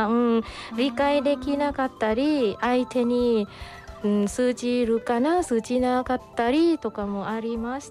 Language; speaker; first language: Japanese; non-native, fluent; Thai